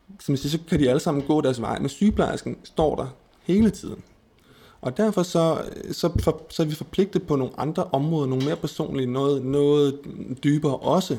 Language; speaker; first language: Danish; native; Danish